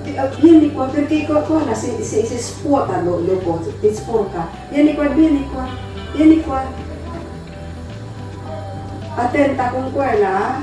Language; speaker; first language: Italian; non-native, fluent; Filipino